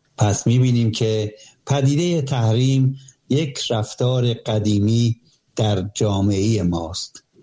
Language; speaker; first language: Persian; native; Persian